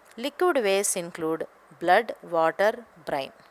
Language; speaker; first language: English; non-native, local second language; Telugu